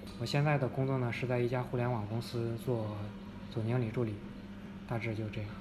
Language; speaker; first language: Chinese; native; Chinese